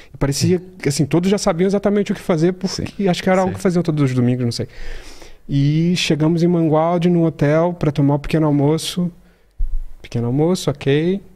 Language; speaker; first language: Portuguese; native; Portuguese